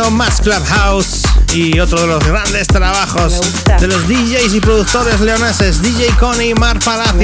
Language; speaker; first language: Spanish; native; Spanish